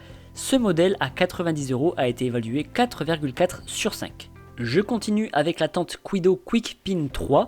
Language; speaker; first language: French; native; French